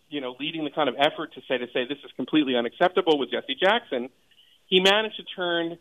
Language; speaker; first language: English; native; English